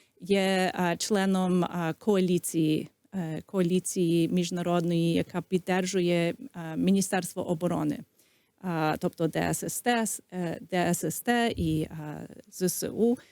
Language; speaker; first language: Ukrainian; early bilingual, heritage; Ukrainian